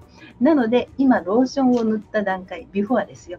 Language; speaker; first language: Japanese; native; Japanese